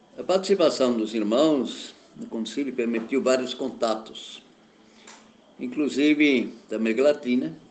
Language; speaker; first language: Portuguese; non-native, fluent; German